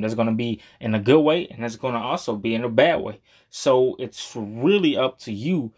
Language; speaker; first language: English; native; English